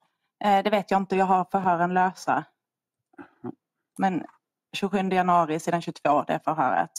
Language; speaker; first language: Swedish; native; Swedish